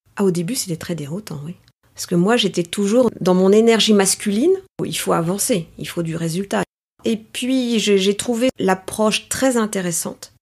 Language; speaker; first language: French; native; French